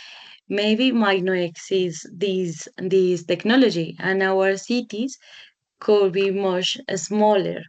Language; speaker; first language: English; non-native, learner; Spanish